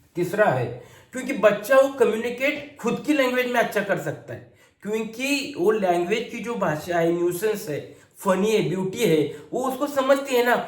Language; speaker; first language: Hindi; non-native, local second language; Marathi